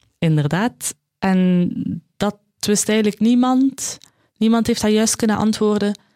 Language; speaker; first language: Dutch; native; Dutch